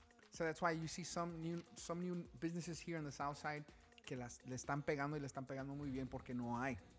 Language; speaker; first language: Spanish; early bilingual, heritage; Spanish